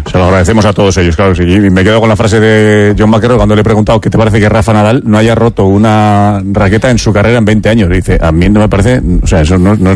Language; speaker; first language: Spanish; native; Spanish